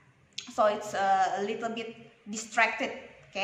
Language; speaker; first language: English; non-native, local second language; Indonesian